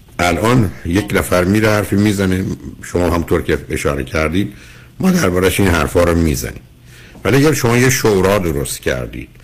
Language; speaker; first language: Persian; native; Persian